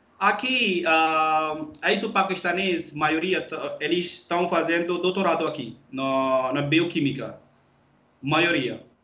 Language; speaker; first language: Portuguese; non-native, learner; Urdu